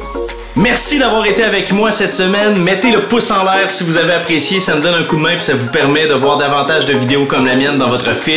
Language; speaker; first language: French; native; French